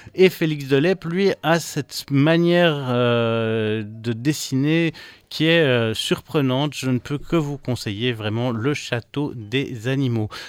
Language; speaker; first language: French; native; French